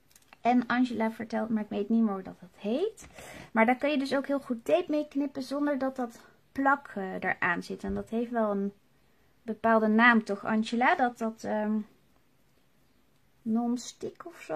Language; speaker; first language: Dutch; native; Dutch